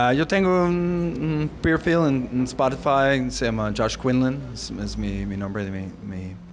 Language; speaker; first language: Spanish; non-native, learner; English